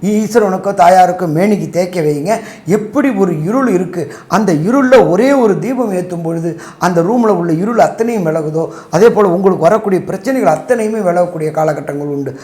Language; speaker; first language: Tamil; native; Tamil